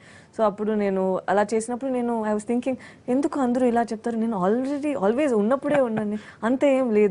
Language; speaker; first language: Telugu; non-native, fluent; Tamil